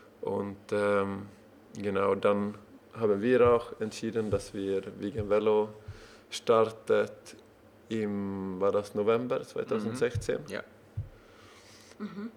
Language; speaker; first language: German; non-native, learner; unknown